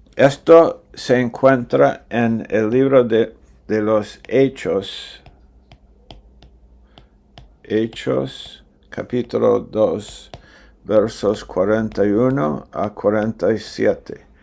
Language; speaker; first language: Spanish; non-native, fluent; English